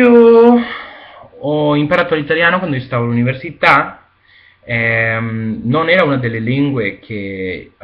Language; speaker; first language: Italian; non-native, learner; Spanish